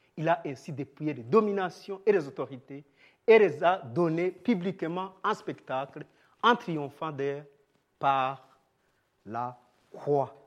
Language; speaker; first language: French; non-native, local second language; Rundi